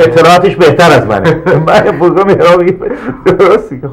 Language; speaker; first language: Persian; native; Persian